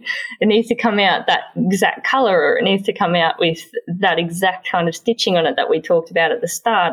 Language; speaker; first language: English; native; English